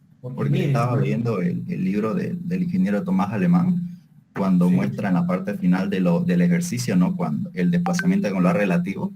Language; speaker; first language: Spanish; native; Spanish